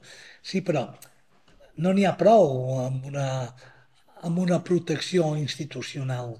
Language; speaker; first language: Catalan; native; Catalan